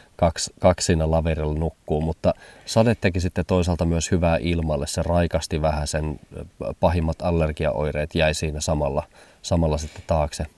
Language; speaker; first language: Finnish; early bilingual, heritage; German